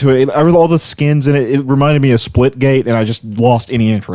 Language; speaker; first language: English; native; English